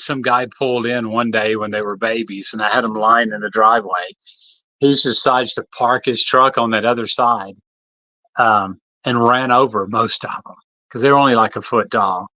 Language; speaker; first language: English; native; English